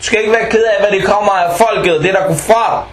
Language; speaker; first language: Danish; non-native, fluent; Arabic